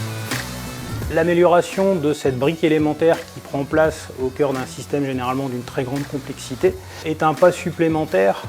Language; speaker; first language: French; native; French